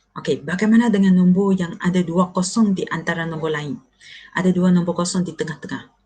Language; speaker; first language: Malay; non-native, local second language; Chinese